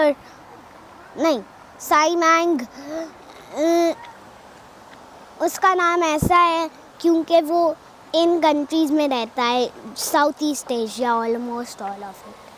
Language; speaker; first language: Hindi; early bilingual, heritage; Urdu